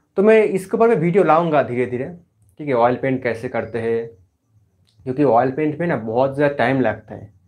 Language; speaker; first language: Hindi; non-native, local second language; Bangla